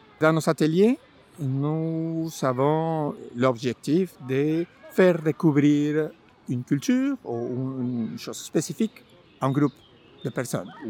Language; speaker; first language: French; non-native, fluent; Spanish